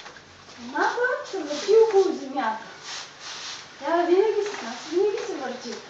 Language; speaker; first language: Bulgarian; native; Bulgarian